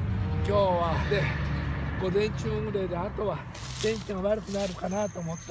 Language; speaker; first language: Japanese; native; Japanese